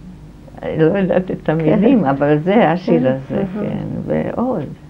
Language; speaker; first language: Hebrew; non-native, fluent; German